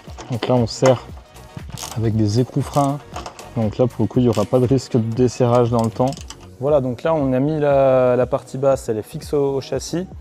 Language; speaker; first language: French; native; French